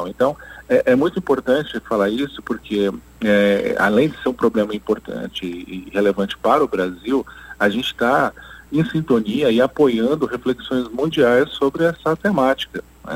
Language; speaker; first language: Portuguese; native; Portuguese